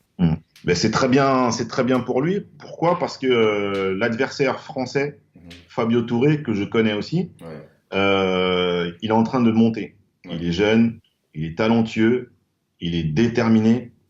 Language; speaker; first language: French; native; French